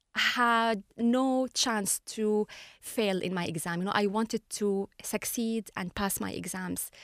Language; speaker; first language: English; non-native, fluent; Arabic